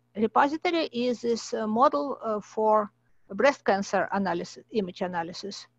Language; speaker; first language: English; non-native, fluent; Russian